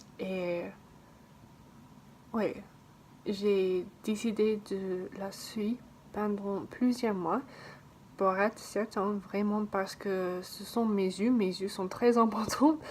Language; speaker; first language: French; non-native, learner; English